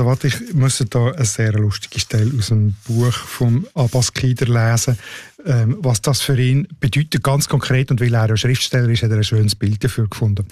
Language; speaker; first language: German; native; German